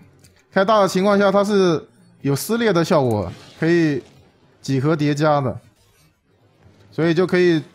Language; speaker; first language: Chinese; native; Chinese